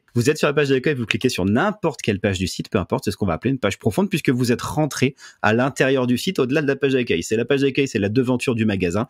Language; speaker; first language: French; native; French